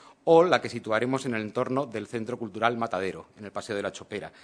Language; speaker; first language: Spanish; native; Spanish